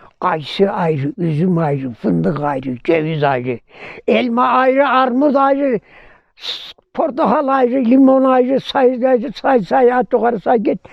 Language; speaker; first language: Turkish; native; Turkish